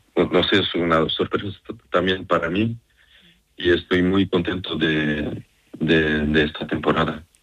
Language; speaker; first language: Spanish; non-native, fluent; Serbian